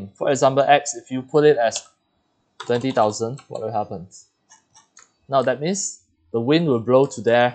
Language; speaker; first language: English; non-native, fluent; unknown